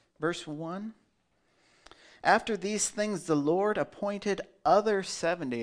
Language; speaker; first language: English; native; English